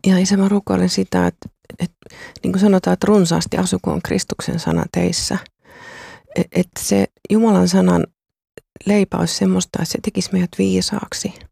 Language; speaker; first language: Finnish; native; Finnish